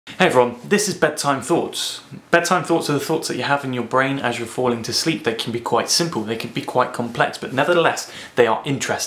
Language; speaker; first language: English; native; English